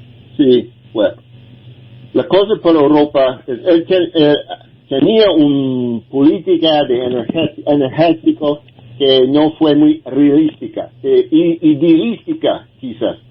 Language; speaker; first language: Spanish; non-native, learner; English